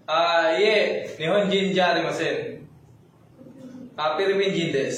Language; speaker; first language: Japanese; non-native, learner; Filipino